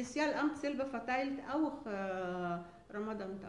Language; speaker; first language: German; non-native, fluent; Arabic